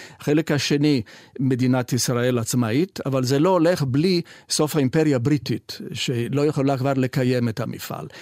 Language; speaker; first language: Hebrew; non-native, fluent; Italian